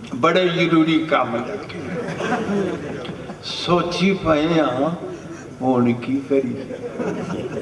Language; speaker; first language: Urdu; non-native, local second language; Punjabi